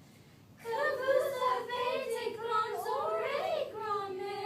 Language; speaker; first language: French; non-native, learner; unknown